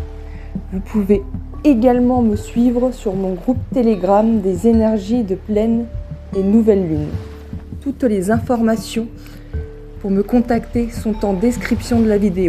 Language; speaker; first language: French; native; French